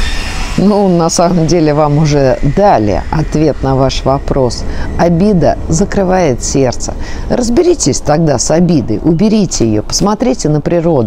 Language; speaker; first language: Russian; native; Russian